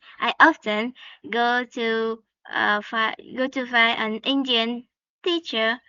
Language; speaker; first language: English; non-native, learner; Vietnamese